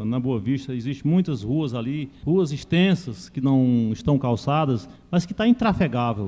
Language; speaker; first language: Portuguese; native; Portuguese